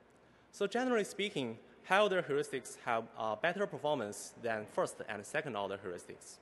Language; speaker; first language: English; non-native, fluent; Chinese